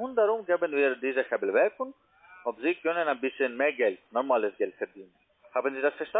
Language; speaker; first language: German; non-native, learner; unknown